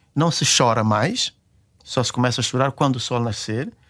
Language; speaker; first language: Portuguese; non-native, local second language; Kabuverdianu